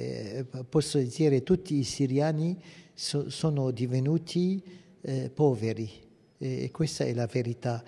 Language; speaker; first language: Italian; non-native, fluent; Arabic